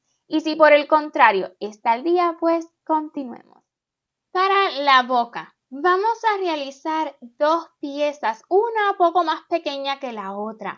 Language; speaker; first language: Spanish; native; Spanish